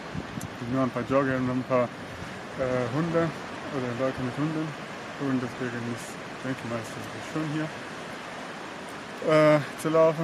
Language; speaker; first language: German; non-native, learner; Italian